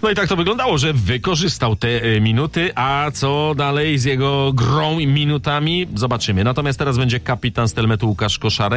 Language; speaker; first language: Polish; native; Polish